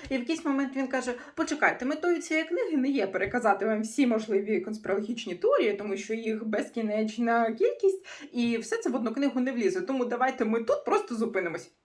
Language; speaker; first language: Ukrainian; non-native, local second language; Russian